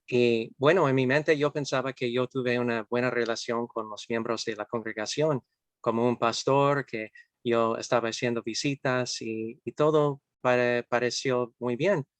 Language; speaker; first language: Spanish; non-native, fluent; English